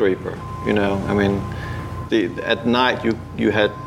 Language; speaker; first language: English; early bilingual, other home language; Danish